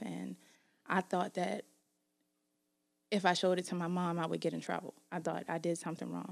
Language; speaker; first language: English; native; English